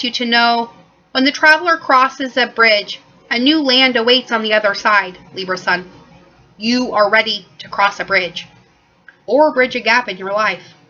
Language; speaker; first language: English; native; English